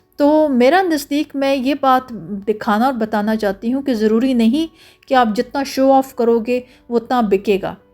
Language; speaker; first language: Urdu; native; Urdu